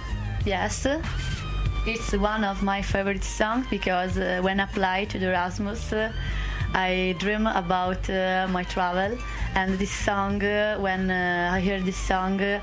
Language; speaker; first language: English; non-native, fluent; Italian